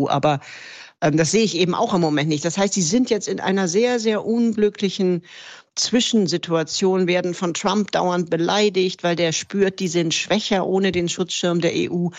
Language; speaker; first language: German; native; German